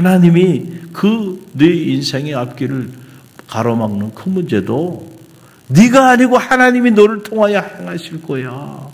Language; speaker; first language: Korean; native; Korean